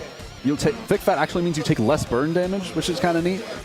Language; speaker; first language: English; native; English